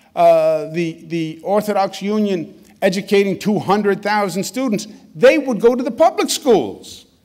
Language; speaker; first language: English; native; English